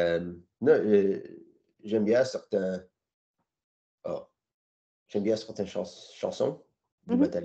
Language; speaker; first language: French; non-native, learner; English